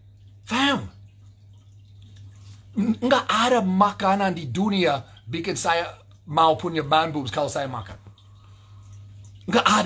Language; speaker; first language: Indonesian; non-native, learner; English